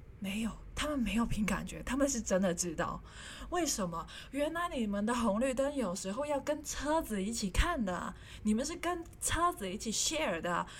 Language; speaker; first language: Chinese; non-native, local second language; Cantonese